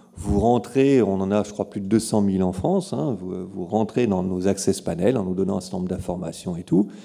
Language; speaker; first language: French; native; French